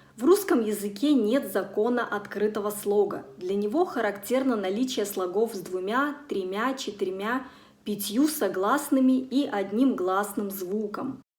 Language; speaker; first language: Russian; native; Russian